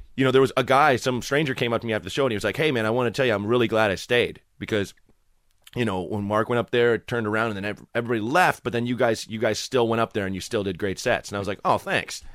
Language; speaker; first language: English; native; English